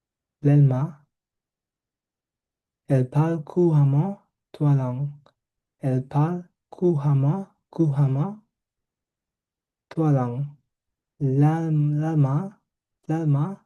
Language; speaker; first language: French; non-native, learner; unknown